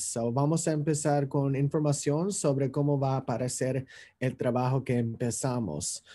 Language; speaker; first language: Spanish; non-native, learner; English